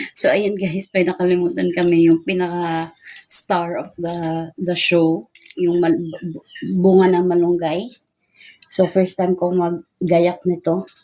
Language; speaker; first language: Filipino; non-native, local second language; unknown